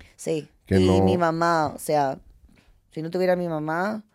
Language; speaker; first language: Spanish; native; Spanish